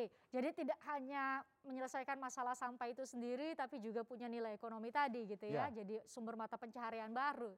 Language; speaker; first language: Indonesian; native; Indonesian